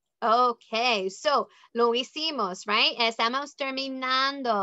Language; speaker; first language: Spanish; non-native, learner; English